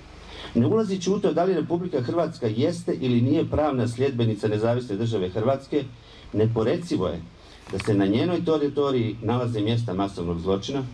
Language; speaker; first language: Croatian; native; Croatian